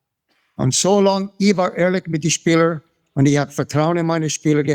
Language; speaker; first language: German; non-native, fluent; English